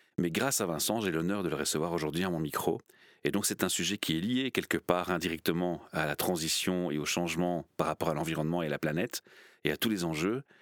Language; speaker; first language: French; native; French